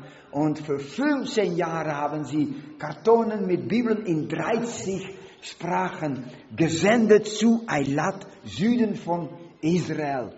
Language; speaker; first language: German; non-native, learner; Dutch